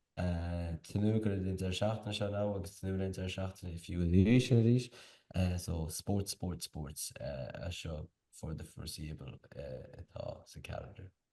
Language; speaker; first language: Irish; native; Irish